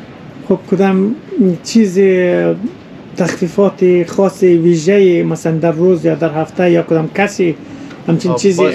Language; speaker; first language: Persian; native; Persian